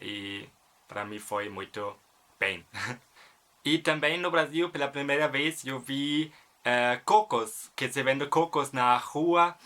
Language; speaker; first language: Portuguese; non-native, fluent; German